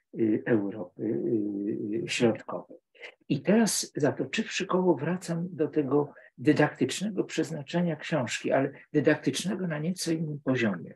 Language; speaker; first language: Polish; native; Polish